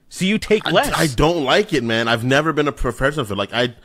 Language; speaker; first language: English; native; English